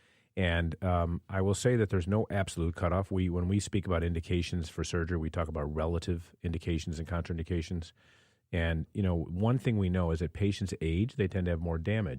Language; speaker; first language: English; native; English